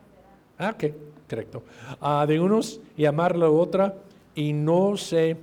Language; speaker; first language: Spanish; non-native, fluent; English